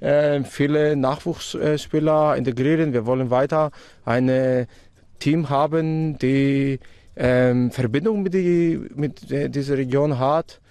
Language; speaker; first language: German; non-native, fluent; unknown